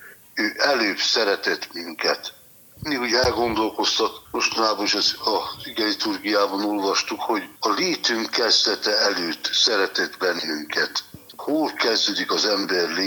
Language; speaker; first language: Hungarian; native; Hungarian